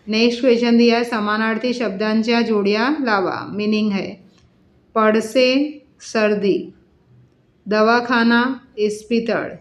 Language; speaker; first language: Hindi; non-native, local second language; Marathi